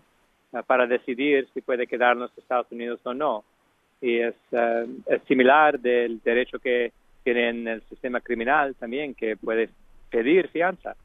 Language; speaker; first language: Spanish; non-native, fluent; English